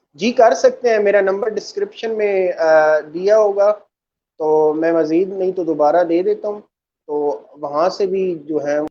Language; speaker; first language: Urdu; non-native, local second language; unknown